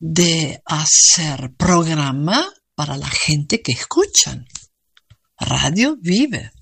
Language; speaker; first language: Spanish; non-native, learner; German